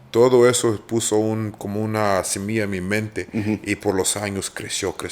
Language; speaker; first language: Spanish; early bilingual, heritage; Spanish